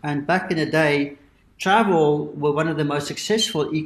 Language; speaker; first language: English; native; English